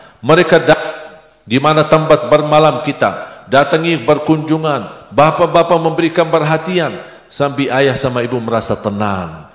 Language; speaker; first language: Indonesian; non-native, fluent; Arabic